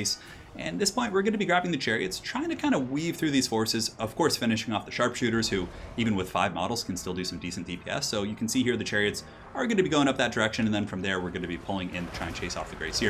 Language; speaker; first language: English; native; English